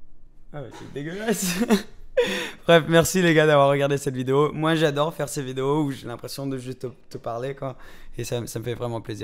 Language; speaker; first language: French; native; French